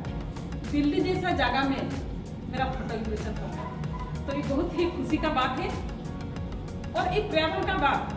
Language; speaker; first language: Hindi; non-native, local second language; Santali